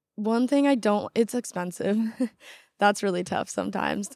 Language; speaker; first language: English; native; English